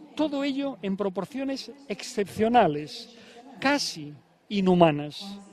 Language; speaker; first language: Spanish; native; Spanish